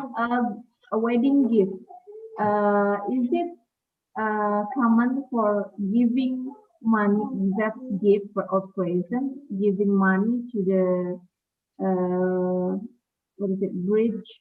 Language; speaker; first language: English; non-native, learner; Indonesian